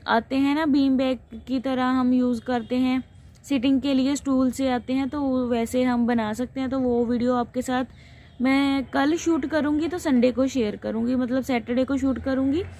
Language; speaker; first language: Hindi; non-native, local second language; Punjabi